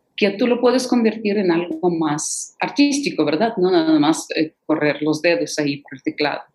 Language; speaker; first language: Spanish; non-native, fluent; Ukrainian